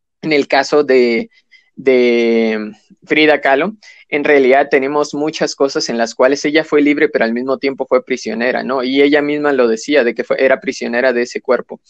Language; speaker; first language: Spanish; native; Spanish